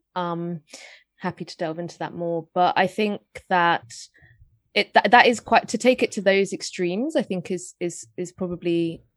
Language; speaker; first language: English; native; English